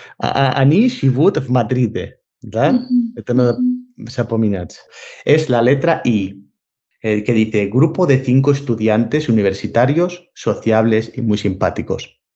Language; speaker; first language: Spanish; native; Spanish